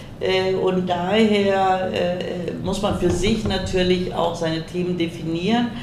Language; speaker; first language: German; early bilingual, other home language; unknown